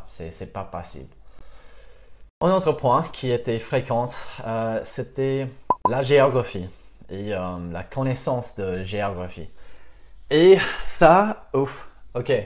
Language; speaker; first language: French; non-native, fluent; English